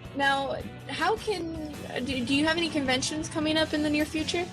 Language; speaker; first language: English; native; English